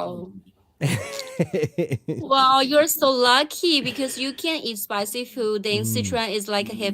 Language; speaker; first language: English; non-native, fluent; Chinese